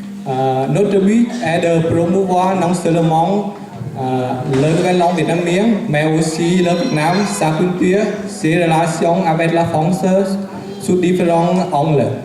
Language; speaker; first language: French; non-native, fluent; Vietnamese